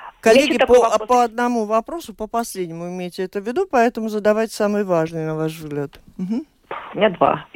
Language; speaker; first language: Russian; native; Russian